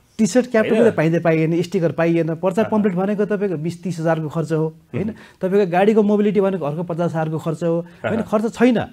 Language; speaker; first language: Nepali; native; Nepali